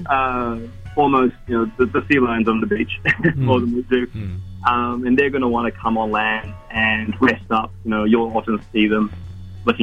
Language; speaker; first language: English; native; English